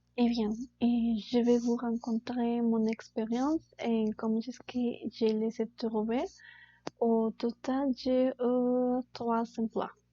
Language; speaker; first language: French; non-native, learner; Spanish